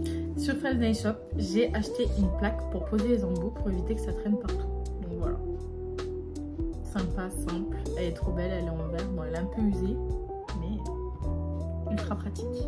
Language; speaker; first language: French; native; French